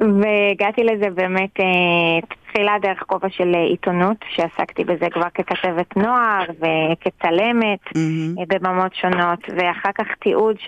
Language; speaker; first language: Hebrew; native; Hebrew